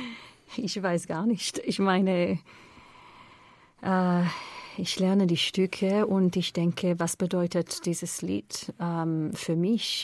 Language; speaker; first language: German; non-native, fluent; Hebrew